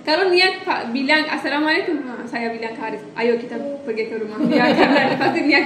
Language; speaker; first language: Indonesian; non-native, learner; Turkish